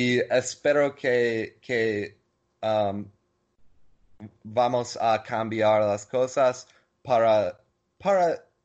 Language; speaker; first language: Spanish; non-native, learner; English